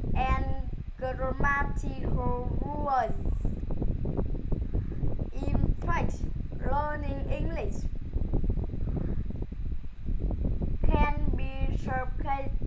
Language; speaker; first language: English; non-native, learner; Vietnamese